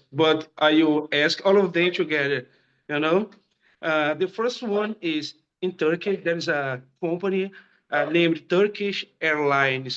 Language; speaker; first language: English; non-native, fluent; Portuguese